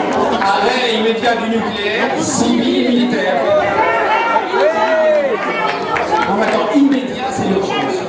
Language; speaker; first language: French; native; French